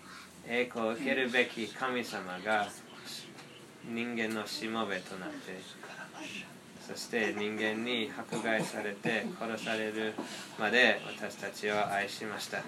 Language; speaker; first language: Japanese; non-native, fluent; English